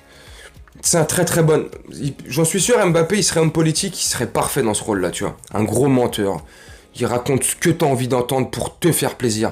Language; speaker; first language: French; native; French